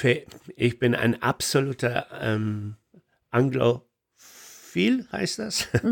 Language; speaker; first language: German; non-native, fluent; Polish